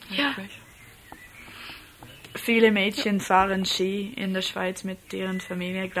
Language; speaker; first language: German; non-native, learner; English